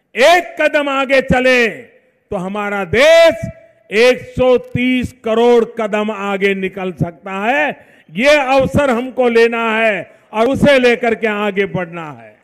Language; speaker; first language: Hindi; non-native, local second language; Gujarati